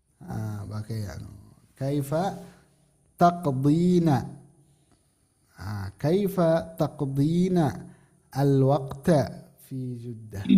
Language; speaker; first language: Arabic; non-native, fluent; Indonesian